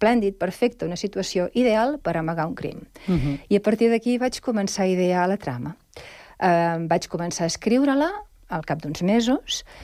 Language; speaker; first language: Catalan; native; Catalan